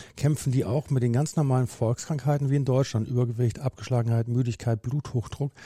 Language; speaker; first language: German; native; German